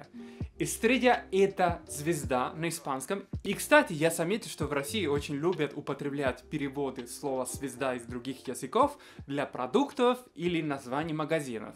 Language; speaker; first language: Russian; non-native, fluent; Spanish